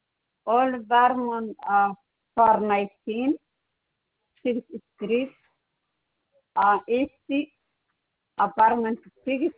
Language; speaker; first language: English; non-native, learner; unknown